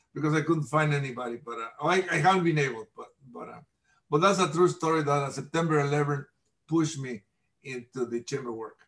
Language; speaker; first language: English; non-native, fluent; Spanish